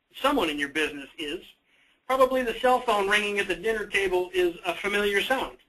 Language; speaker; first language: English; native; English